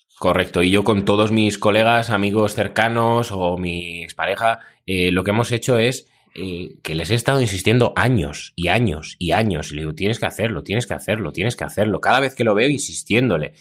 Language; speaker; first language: Spanish; non-native, fluent; Russian